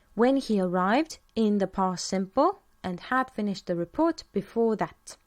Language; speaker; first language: English; non-native, fluent; Estonian